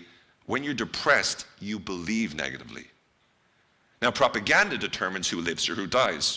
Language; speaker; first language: English; native; English